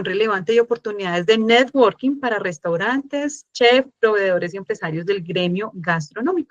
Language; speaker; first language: Spanish; native; Spanish